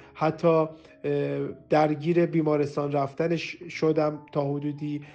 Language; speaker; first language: Persian; native; Persian